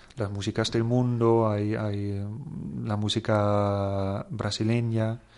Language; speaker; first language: Spanish; non-native, fluent; German